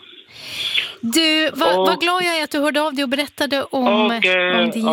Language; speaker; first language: Swedish; native; Swedish